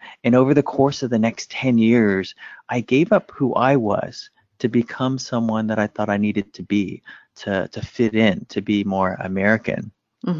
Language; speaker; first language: English; early bilingual, other home language; Vietnamese